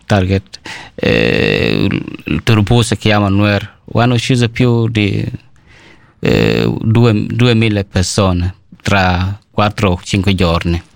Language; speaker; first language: Italian; non-native, learner; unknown